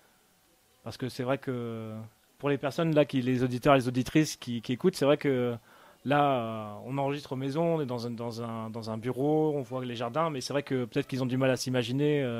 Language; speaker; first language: French; native; French